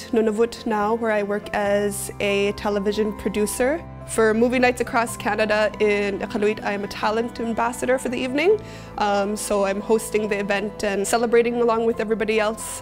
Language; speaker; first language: English; native; English